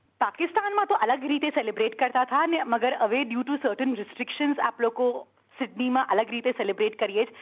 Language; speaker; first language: Gujarati; early bilingual, heritage; Gujarati